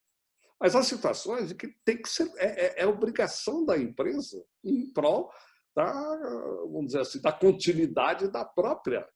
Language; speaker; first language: Portuguese; native; Portuguese